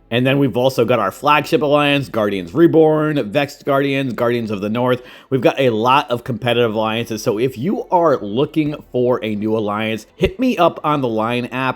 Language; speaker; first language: English; native; English